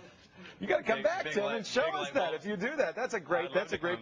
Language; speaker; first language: English; native; English